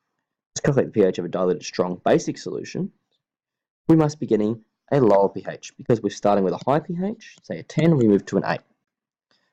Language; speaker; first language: English; native; English